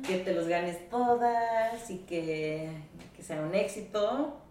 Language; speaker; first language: Spanish; early bilingual, heritage; Spanish